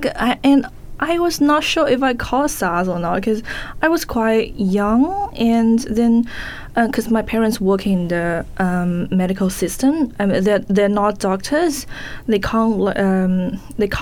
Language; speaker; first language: English; non-native, fluent; Chinese